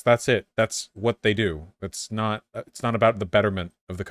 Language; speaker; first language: English; native; English